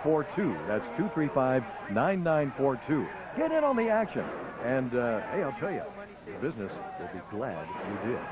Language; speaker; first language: English; native; English